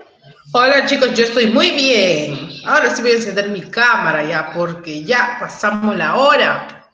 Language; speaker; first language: Spanish; native; Spanish